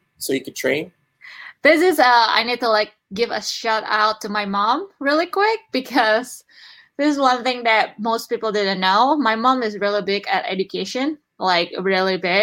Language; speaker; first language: English; non-native, fluent; Indonesian